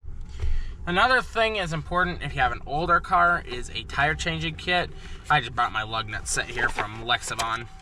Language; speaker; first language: English; native; English